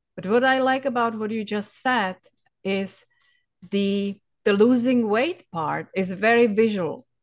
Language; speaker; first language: English; non-native, fluent; Czech